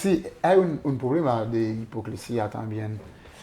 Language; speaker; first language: Spanish; non-native, fluent; Haitian Creole